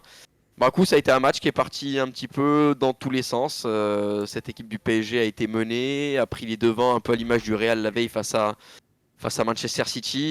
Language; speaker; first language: French; native; French